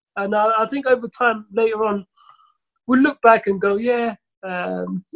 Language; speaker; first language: English; early bilingual, other home language; Somali